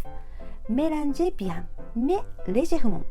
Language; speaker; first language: French; non-native, fluent; Japanese